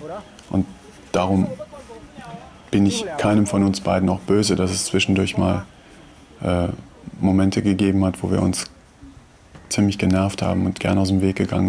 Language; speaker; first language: German; native; German